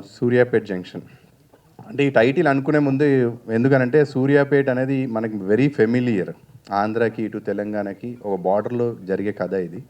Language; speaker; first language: Telugu; native; Telugu